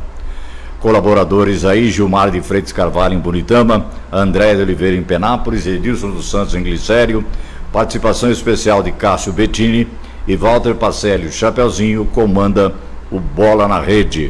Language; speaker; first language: Portuguese; native; Portuguese